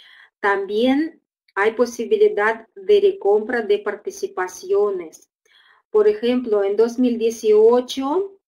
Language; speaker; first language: Spanish; non-native, fluent; Russian